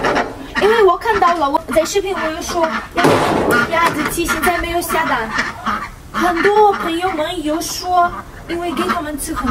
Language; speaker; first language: Chinese; non-native, learner; Ukrainian